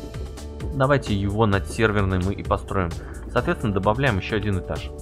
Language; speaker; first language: Russian; native; Russian